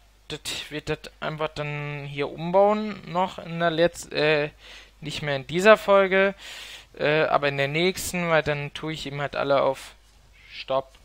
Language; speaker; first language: German; native; German